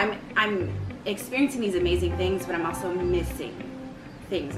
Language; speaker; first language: English; native; English